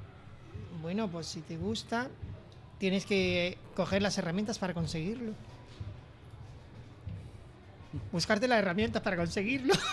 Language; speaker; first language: Spanish; native; Spanish